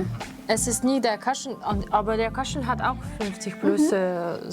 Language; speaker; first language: German; non-native, fluent; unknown